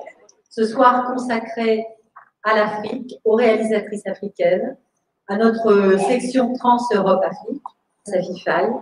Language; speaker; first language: French; native; French